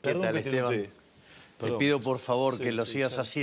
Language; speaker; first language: Spanish; native; Spanish